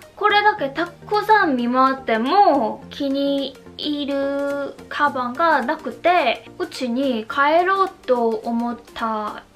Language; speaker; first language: Japanese; non-native, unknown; Korean